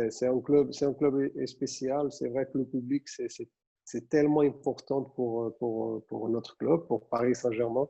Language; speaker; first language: French; non-native, fluent; Portuguese